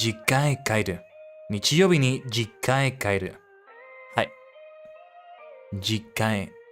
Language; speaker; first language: Japanese; non-native, learner; English